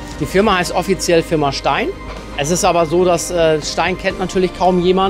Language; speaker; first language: German; native; German